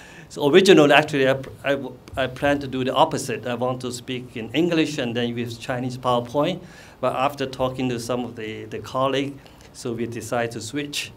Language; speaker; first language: English; non-native, fluent; Cantonese